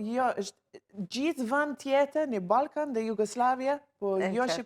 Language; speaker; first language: Albanian; non-native, learner; English